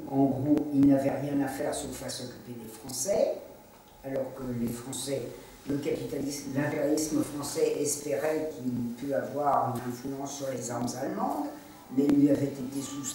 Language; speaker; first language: French; native; French